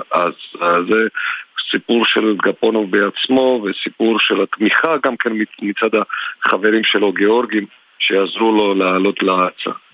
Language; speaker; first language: Hebrew; non-native, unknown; Georgian